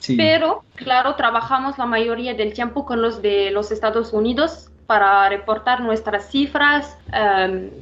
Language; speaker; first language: Spanish; non-native, fluent; Arabic